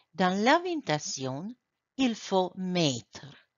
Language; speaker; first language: French; non-native, fluent; Croatian